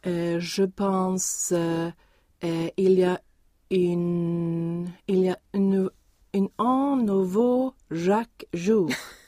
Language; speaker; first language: French; non-native, learner; Swedish